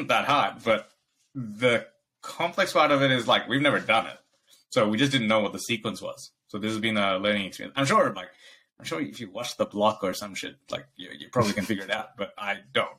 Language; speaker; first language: English; non-native, local second language; Bangla